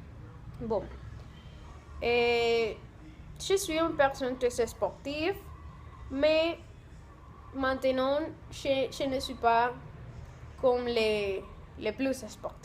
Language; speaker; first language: French; non-native, learner; Spanish